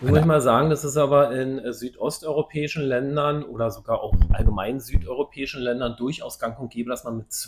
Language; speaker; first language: German; native; German